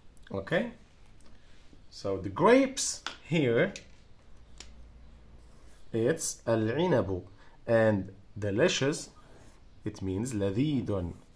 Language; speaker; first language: English; non-native, fluent; Arabic